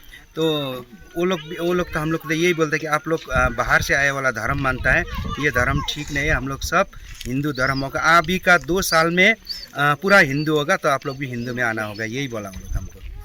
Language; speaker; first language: Hindi; non-native, local second language; Nepali